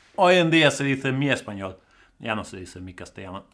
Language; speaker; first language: Spanish; non-native, fluent; German